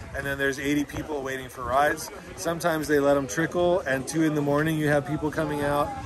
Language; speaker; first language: English; native; English